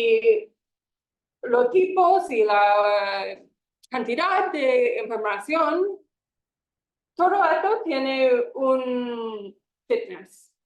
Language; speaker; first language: Spanish; non-native, fluent; English